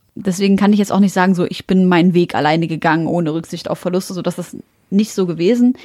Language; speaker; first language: German; early bilingual, other home language; Arabic